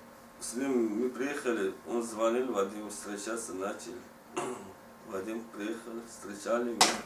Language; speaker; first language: Russian; non-native, learner; Tajik